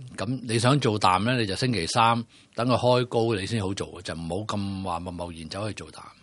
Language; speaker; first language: Cantonese; native; Cantonese